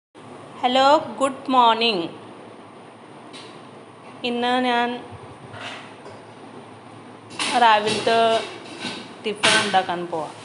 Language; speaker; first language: Malayalam; non-native, local second language; Marathi